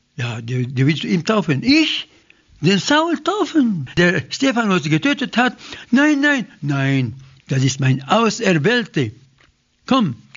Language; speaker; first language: German; non-native, fluent; Arabic